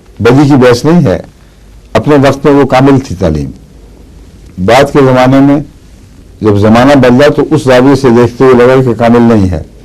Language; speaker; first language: Urdu; native; Urdu